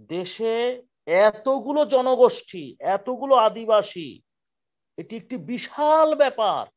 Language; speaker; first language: Bangla; native; Bangla